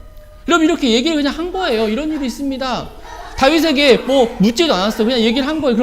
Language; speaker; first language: Korean; native; Korean